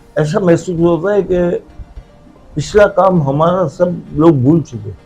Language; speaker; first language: Urdu; non-native, local second language; Sindhi